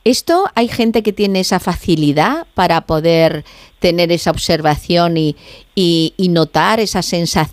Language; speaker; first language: Spanish; native; Spanish